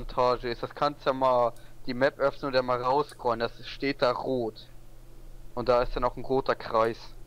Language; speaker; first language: German; native; German